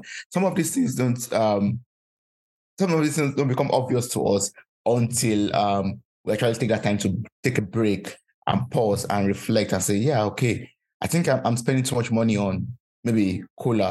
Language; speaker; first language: English; non-native, local second language; Yoruba